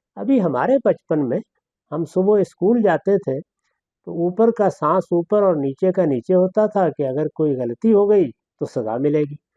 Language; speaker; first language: Urdu; non-native, local second language; Punjabi